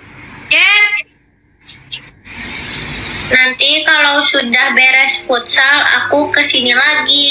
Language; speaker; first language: Indonesian; non-native, local second language; Sundanese